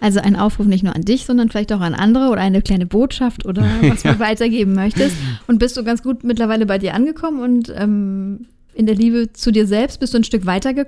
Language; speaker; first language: German; native; German